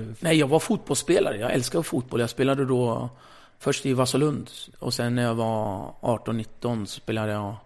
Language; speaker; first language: Swedish; early bilingual, other home language; Kurdish